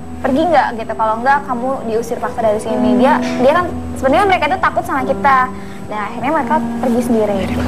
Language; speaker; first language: Indonesian; native; Indonesian